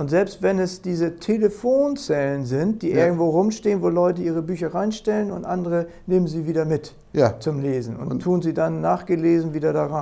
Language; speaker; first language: German; native; German